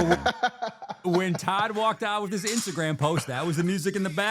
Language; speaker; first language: English; native; English